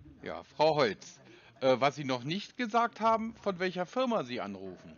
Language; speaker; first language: German; native; German